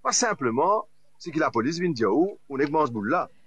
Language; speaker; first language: French; non-native, local second language; Morisyen